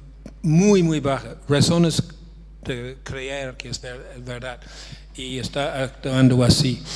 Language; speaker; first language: Spanish; non-native, fluent; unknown